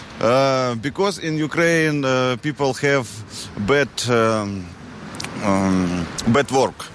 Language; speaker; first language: English; non-native, learner; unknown